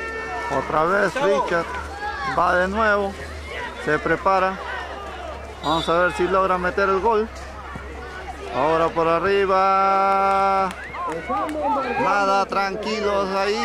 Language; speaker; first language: Spanish; native; Spanish